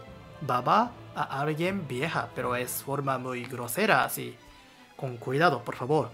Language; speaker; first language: Spanish; non-native, learner; Japanese